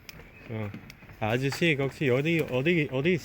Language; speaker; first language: Korean; non-native, learner; English